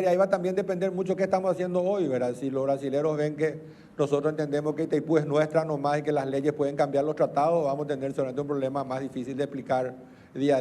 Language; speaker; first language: Spanish; native; Spanish